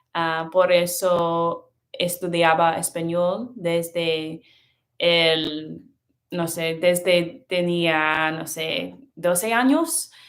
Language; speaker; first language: Spanish; non-native, learner; English